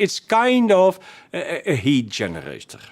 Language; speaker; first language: English; non-native, fluent; Dutch